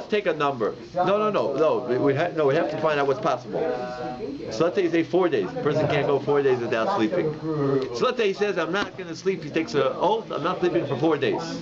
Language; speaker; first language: English; native; English